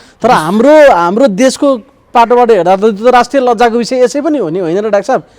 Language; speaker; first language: Nepali; native; Nepali